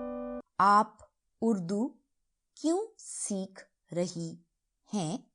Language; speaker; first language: Hindi; early bilingual, heritage; Urdu